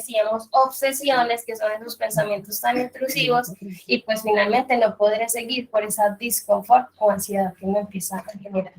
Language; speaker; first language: Spanish; native; Spanish